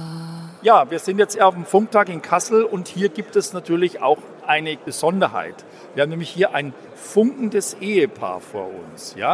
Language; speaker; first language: German; native; German